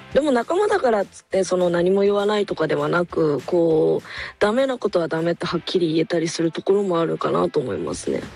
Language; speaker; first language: Japanese; native; Japanese